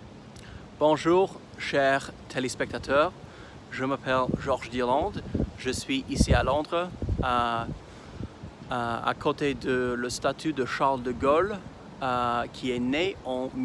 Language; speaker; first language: French; non-native, fluent; English